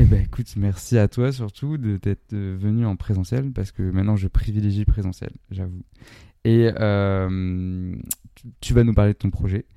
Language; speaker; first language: French; native; French